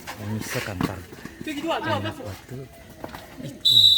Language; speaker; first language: Indonesian; native; Indonesian